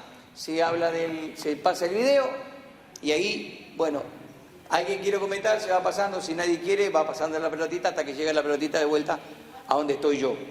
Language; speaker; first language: Spanish; native; Spanish